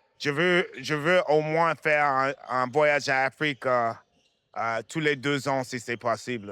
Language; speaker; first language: French; non-native, fluent; English